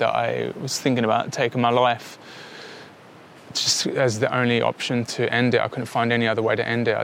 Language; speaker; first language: English; native; English